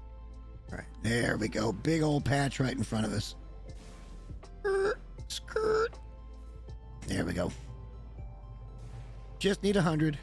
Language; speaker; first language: English; native; English